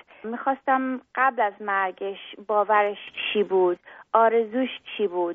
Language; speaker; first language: Persian; early bilingual, heritage; English